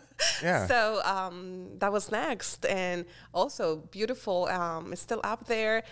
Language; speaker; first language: English; non-native, fluent; Spanish